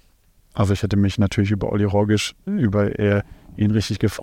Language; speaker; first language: German; native; German